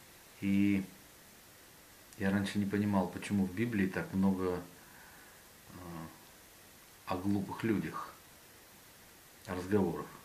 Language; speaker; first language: Russian; native; Russian